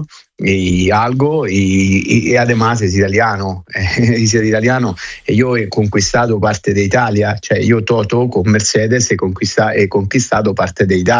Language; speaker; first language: Spanish; non-native, fluent; Italian